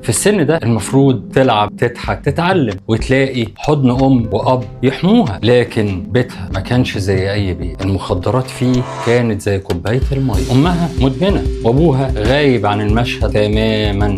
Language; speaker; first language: Arabic; native; Arabic